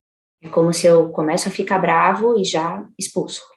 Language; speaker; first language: Portuguese; native; Portuguese